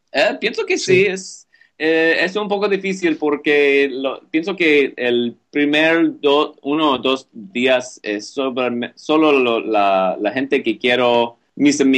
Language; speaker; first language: Spanish; non-native, learner; English